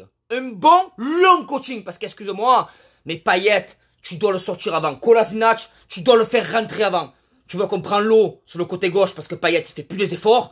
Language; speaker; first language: French; native; French